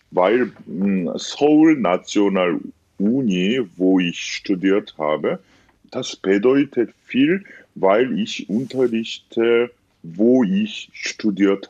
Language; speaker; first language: German; non-native, fluent; Korean